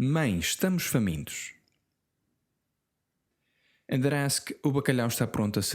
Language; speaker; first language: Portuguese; non-native, fluent; English